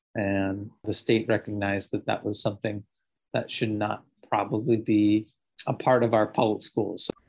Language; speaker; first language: English; native; English